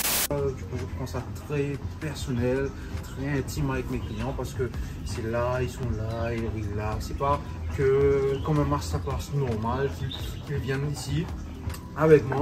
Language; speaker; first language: French; non-native, local second language; Morisyen